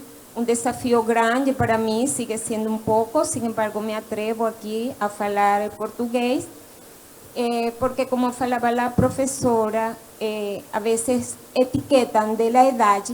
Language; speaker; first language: Portuguese; non-native, learner; Spanish